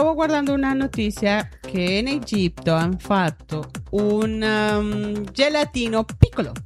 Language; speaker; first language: Italian; non-native, learner; Spanish